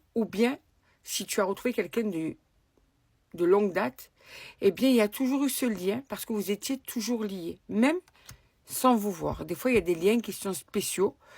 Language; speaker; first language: French; native; French